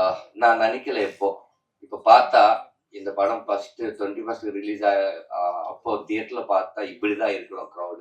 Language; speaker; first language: Tamil; non-native, learner; Telugu